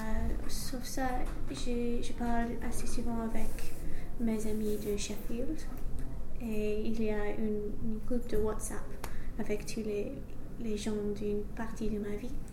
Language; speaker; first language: French; non-native, learner; English